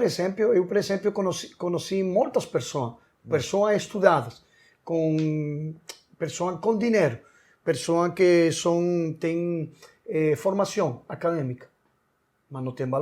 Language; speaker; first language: Portuguese; non-native, learner; Spanish